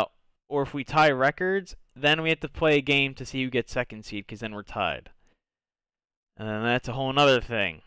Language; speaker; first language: English; native; English